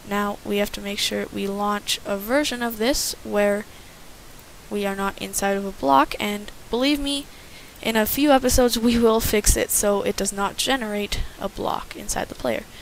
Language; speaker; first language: English; native; English